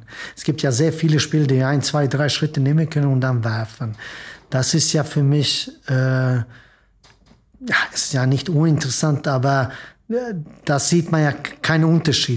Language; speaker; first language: German; non-native, fluent; Swedish